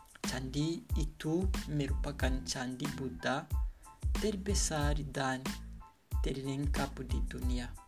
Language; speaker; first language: Indonesian; non-native, learner; Kinyarwanda